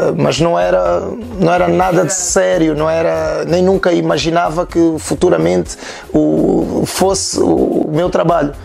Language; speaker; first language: Portuguese; native; Portuguese